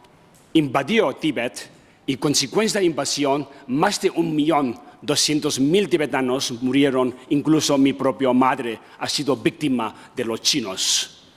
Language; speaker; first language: Spanish; non-native, learner; Tibetan